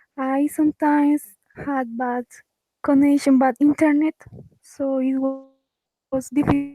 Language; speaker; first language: English; non-native, learner; Spanish